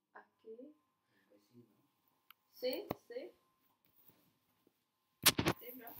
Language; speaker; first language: Spanish; non-native, learner; Swedish